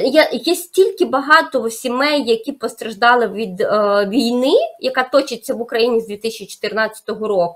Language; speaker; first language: Ukrainian; native; Ukrainian